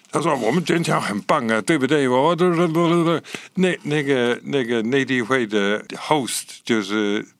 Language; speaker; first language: Chinese; non-native, fluent; English